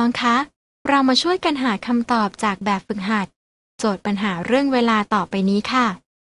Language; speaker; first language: Thai; native; Thai